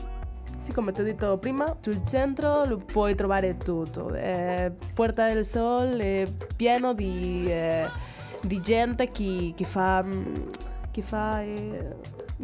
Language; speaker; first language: Italian; non-native, fluent; Spanish